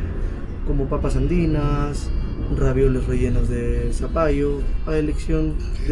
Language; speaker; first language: Spanish; native; Spanish